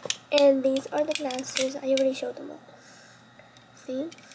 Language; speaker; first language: English; early bilingual, other home language; Spanish